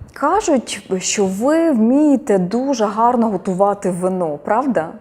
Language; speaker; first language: Ukrainian; native; Ukrainian